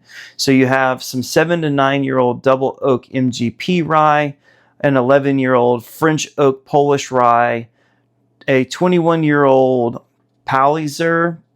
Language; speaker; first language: English; native; English